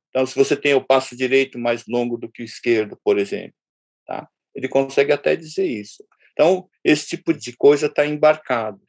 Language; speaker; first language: Portuguese; early bilingual, other home language; Japanese